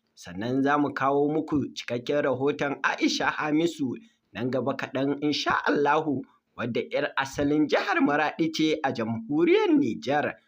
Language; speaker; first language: Hausa; native; Hausa